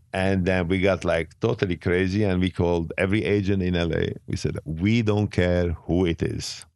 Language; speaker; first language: English; non-native, fluent; Arabic